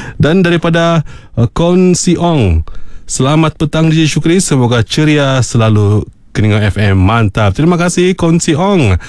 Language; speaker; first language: Malay; native; Malay